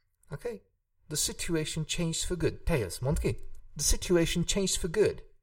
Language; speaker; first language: English; non-native, fluent; Hungarian